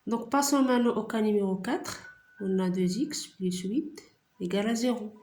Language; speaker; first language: French; non-native, local second language; Arabic